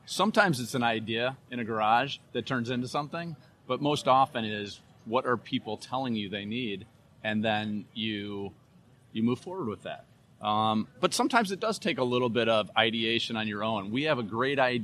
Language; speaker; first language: English; native; English